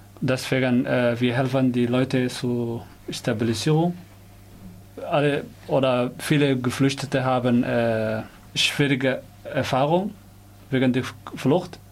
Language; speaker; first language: German; non-native, learner; Somali